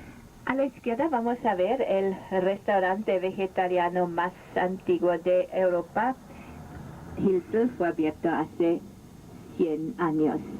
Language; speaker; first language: Spanish; non-native, fluent; German